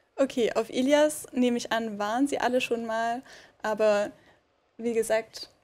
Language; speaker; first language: German; native; German